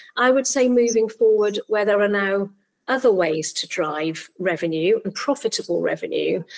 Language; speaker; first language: English; native; English